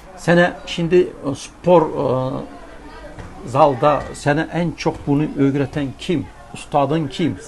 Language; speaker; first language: Turkish; early bilingual, heritage; Turkish